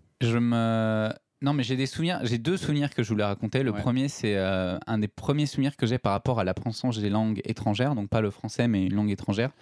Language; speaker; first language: French; native; French